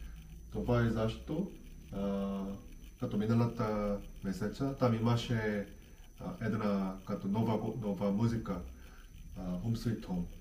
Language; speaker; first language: Bulgarian; non-native, learner; Korean